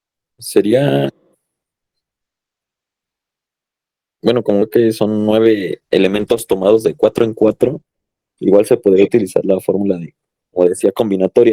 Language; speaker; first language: Spanish; native; Spanish